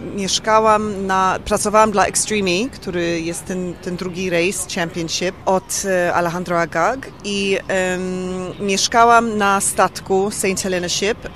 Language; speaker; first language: Polish; early bilingual, heritage; English